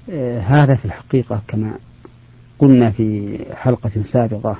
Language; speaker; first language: Arabic; native; Arabic